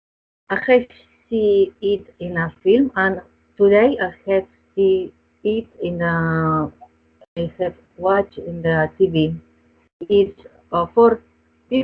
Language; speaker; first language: English; non-native, learner; Spanish